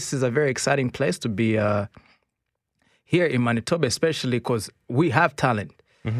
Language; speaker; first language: English; non-native, local second language; Kinyarwanda